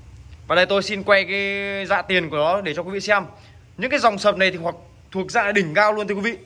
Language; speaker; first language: Vietnamese; native; Vietnamese